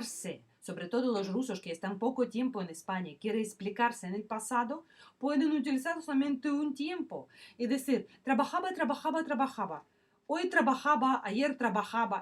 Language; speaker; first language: Spanish; non-native, fluent; Russian